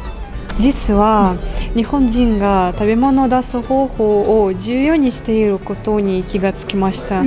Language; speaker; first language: Japanese; non-native, fluent; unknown